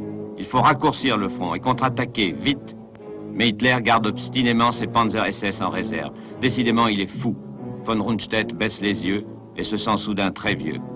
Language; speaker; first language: French; native; French